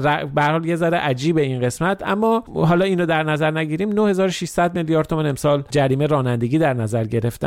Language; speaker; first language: Persian; native; Persian